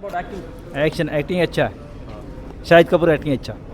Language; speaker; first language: Hindi; non-native, local second language; Malayalam